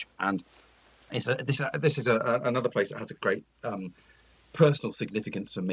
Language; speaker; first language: English; native; English